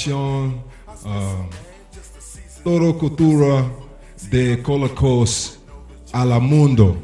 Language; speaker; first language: Spanish; non-native, learner; English